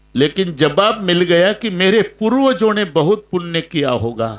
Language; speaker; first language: Hindi; non-native, local second language; Marathi